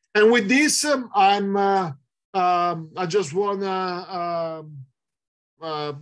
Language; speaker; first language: English; non-native, fluent; Italian